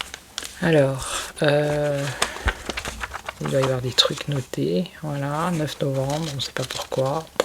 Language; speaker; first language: French; native; French